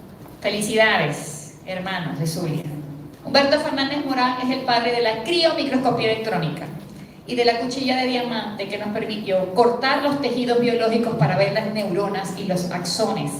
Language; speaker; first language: Spanish; native; Spanish